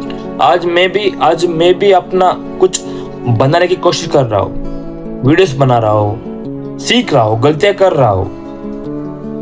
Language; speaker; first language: Hindi; non-native, local second language; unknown